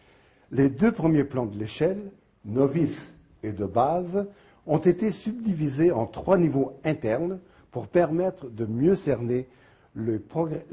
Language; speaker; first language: French; native; French